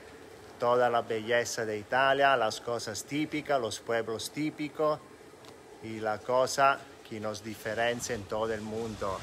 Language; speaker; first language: Spanish; non-native, fluent; Italian